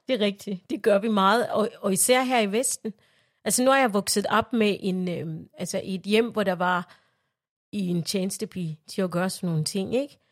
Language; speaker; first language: Danish; non-native, fluent; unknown